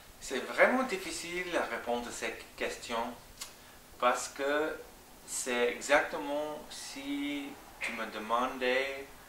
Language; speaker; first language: French; non-native, fluent; English